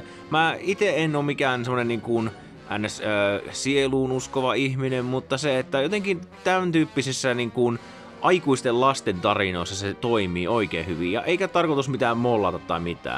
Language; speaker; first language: Finnish; native; Finnish